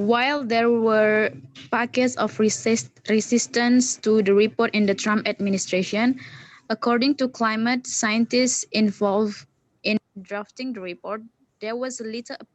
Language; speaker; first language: English; non-native, learner; Indonesian